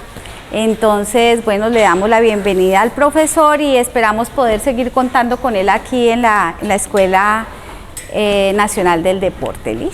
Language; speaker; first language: Spanish; native; Spanish